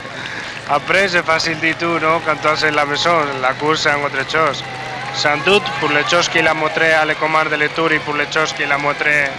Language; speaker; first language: French; non-native, learner; Spanish